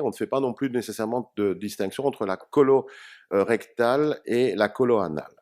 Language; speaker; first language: French; native; French